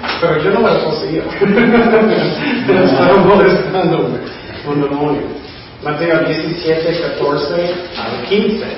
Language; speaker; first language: Spanish; non-native, fluent; English